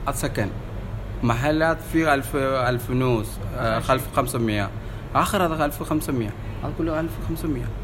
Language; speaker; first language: Arabic; non-native, learner; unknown